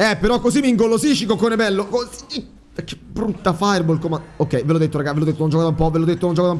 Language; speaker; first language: Italian; native; Italian